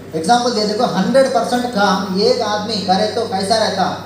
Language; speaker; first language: Hindi; non-native, local second language; Telugu